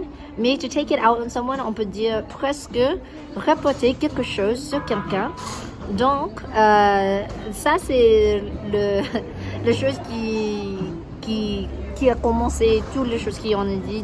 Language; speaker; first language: French; non-native, learner; English